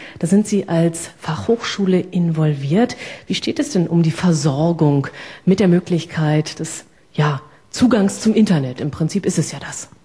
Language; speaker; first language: German; native; German